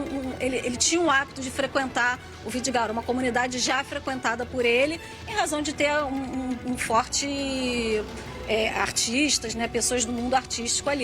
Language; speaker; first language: Portuguese; native; Portuguese